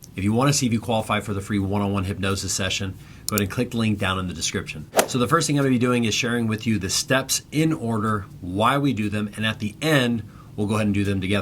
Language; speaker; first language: English; native; English